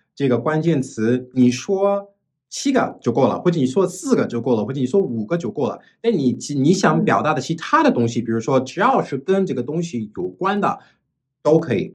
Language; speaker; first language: Chinese; non-native, fluent; English